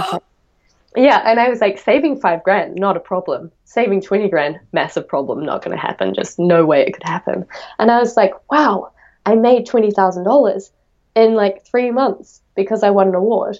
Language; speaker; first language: English; native; English